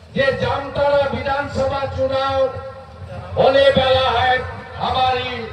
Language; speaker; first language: Hindi; non-native, local second language; Bangla